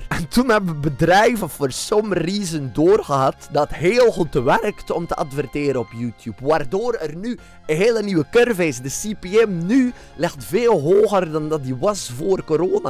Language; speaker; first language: Dutch; native; Dutch